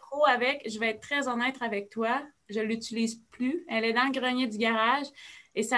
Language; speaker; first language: French; native; French